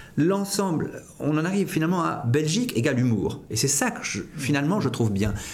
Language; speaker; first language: French; native; French